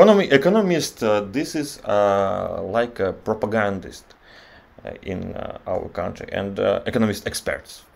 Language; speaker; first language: English; non-native, learner; Russian